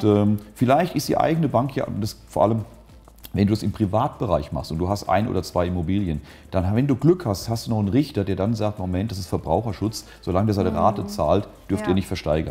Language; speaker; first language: German; native; German